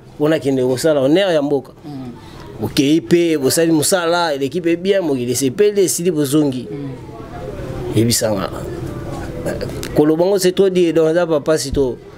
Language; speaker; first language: Lingala; native; Lingala